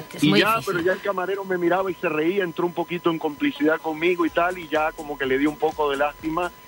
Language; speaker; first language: Spanish; early bilingual, heritage; Spanish